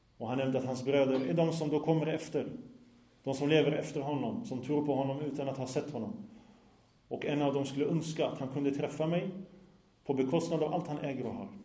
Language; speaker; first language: Swedish; non-native, fluent; Arabic